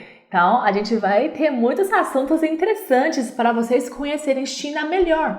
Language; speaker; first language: Portuguese; non-native, learner; Chinese